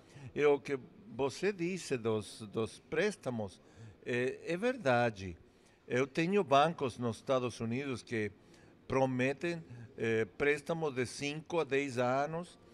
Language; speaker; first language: Portuguese; non-native, fluent; English